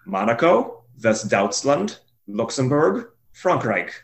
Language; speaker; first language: German; non-native, learner; English